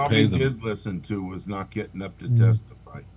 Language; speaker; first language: English; native; English